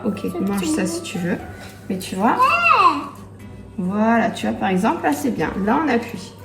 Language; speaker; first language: French; native; French